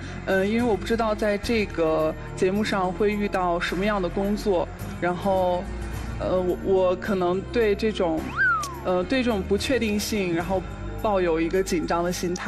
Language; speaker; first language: Chinese; native; Chinese